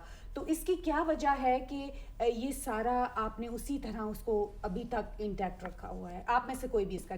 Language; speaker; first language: Urdu; native; Urdu